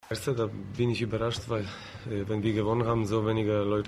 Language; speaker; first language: German; non-native, learner; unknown